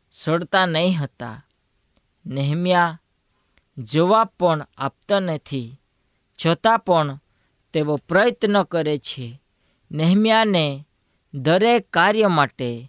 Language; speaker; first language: Gujarati; non-native, local second language; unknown